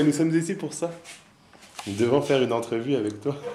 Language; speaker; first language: French; native; French